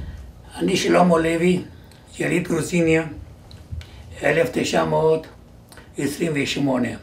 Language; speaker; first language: Hebrew; non-native, fluent; Georgian